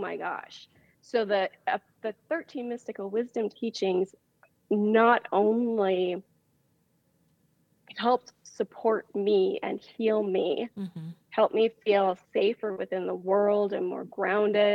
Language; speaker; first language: English; native; English